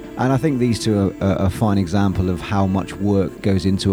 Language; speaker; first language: English; native; English